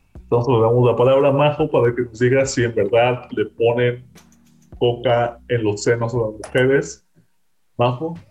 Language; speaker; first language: Spanish; native; Spanish